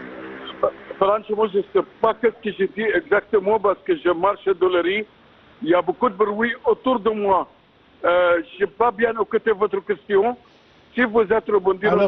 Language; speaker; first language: French; non-native, fluent; Arabic